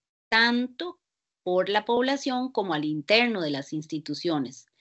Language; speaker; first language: Spanish; native; Spanish